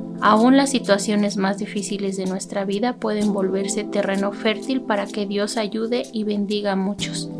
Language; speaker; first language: Spanish; native; Spanish